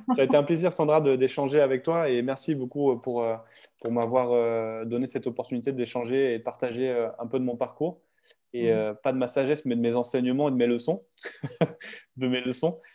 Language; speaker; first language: French; native; French